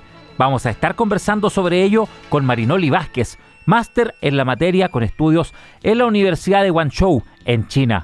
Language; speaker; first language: Spanish; native; Spanish